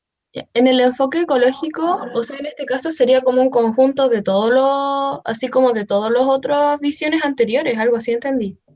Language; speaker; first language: Spanish; native; Spanish